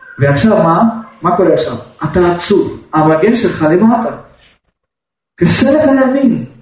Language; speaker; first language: Hebrew; non-native, fluent; Russian